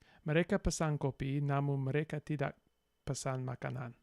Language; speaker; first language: Indonesian; non-native, learner; English